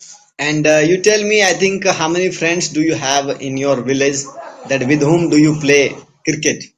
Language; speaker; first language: English; non-native, fluent; Hindi